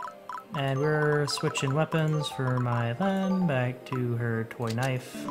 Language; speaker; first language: English; native; English